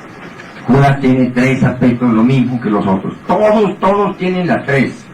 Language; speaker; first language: Spanish; native; Spanish